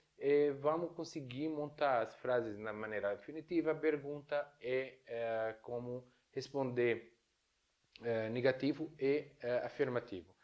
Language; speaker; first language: Portuguese; non-native, fluent; Arabic